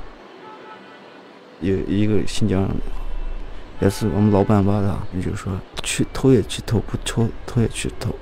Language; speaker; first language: Chinese; non-native, local second language; Uyghur